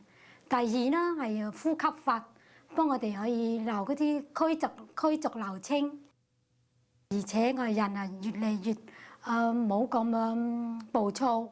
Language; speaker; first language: Cantonese; early bilingual, heritage; Cantonese